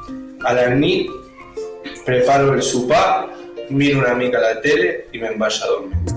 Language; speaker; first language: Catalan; non-native, learner; Spanish